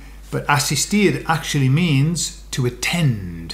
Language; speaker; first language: English; native; English